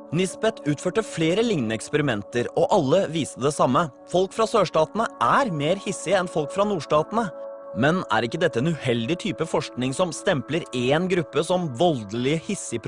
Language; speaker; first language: Norwegian; native; Norwegian